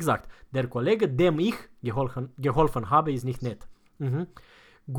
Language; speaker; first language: German; non-native, fluent; Romanian